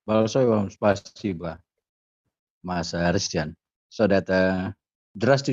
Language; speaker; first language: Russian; non-native, learner; Indonesian